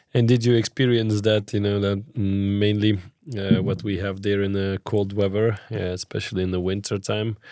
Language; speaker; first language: English; non-native, fluent; Lithuanian